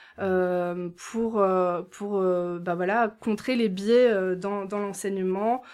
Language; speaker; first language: French; native; French